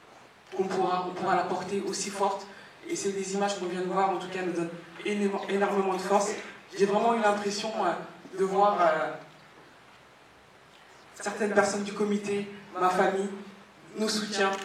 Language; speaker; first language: French; native; French